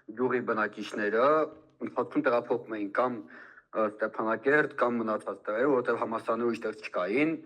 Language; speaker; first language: Armenian; native; Armenian